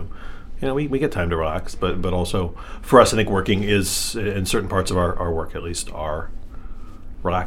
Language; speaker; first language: English; native; English